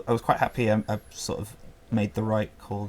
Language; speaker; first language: English; native; English